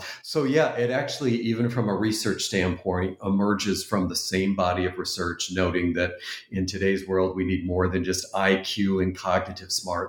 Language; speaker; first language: English; native; English